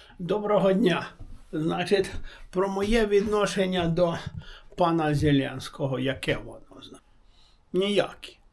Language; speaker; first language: Ukrainian; native; Ukrainian